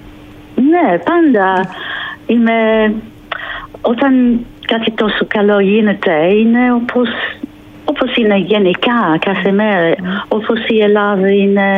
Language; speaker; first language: Greek; non-native, fluent; English